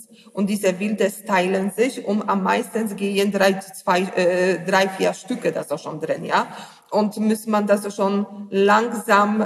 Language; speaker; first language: German; non-native, learner; Polish